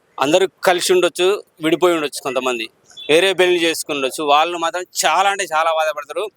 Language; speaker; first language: Telugu; native; Telugu